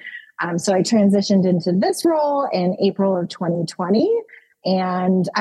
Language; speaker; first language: English; native; English